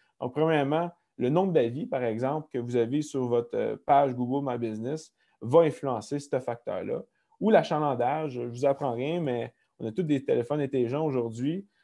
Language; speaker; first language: French; native; French